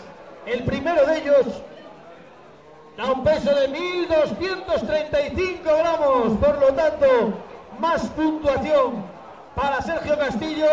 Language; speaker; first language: Spanish; native; Spanish